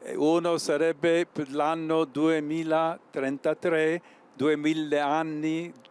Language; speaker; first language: Italian; non-native, fluent; English